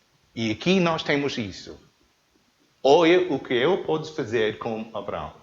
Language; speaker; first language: Portuguese; non-native, learner; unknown